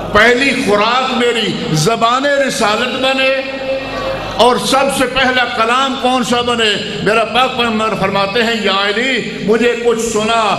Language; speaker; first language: Urdu; non-native, local second language; Punjabi